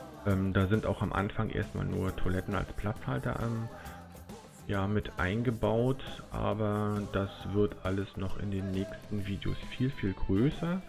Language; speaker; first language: German; native; German